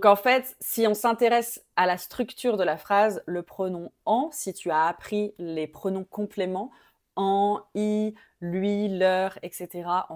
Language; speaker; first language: French; native; French